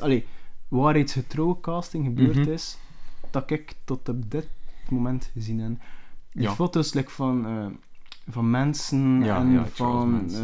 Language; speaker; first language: Dutch; native; Dutch